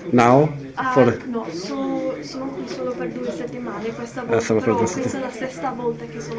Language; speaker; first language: Italian; non-native, learner; English